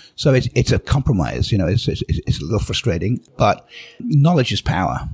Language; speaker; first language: English; native; English